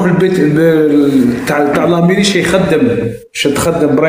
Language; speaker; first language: Arabic; native; Arabic